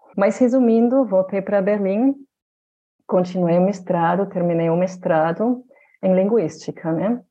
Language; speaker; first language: Portuguese; non-native, fluent; German